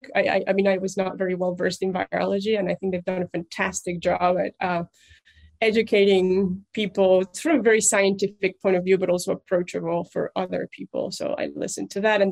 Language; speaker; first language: English; non-native, fluent; Spanish